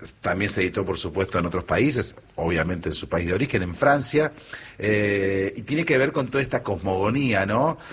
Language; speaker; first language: Spanish; native; Spanish